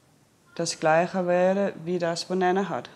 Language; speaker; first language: German; non-native, fluent; Danish